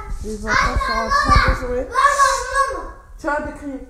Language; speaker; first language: French; native; French